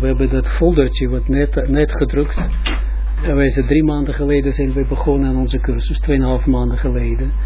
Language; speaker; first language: Dutch; non-native, fluent; Russian